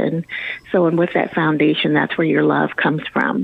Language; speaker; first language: English; native; English